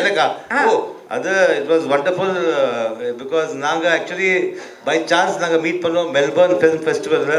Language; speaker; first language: Tamil; early bilingual, other home language; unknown